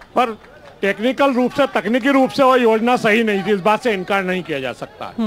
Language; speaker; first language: Hindi; native; Hindi